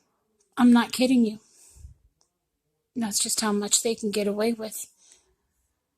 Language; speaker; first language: English; native; English